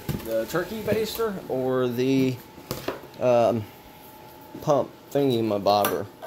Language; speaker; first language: English; native; English